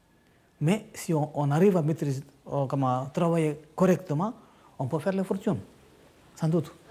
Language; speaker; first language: French; non-native, local second language; Malagasy